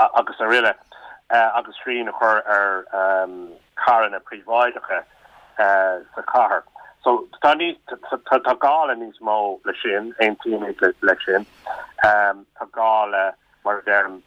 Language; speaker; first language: Irish; non-native, local second language; English